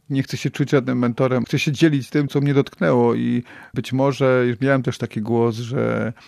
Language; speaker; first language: Polish; native; Polish